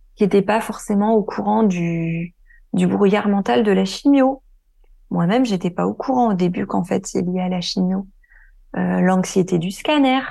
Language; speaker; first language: French; native; French